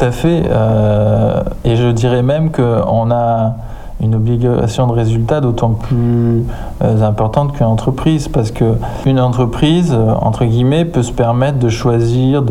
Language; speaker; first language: French; native; French